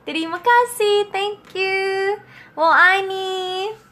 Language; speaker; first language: English; non-native, local second language; Filipino